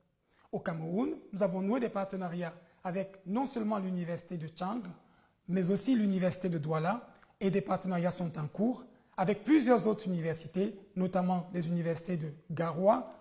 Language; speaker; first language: French; early bilingual, other home language; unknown